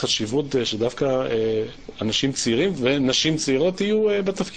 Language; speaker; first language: Hebrew; native; Hebrew